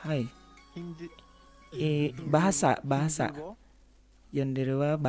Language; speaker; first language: Japanese; non-native, learner; Indonesian